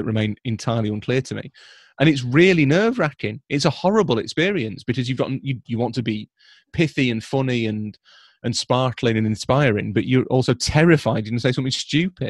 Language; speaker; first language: English; native; English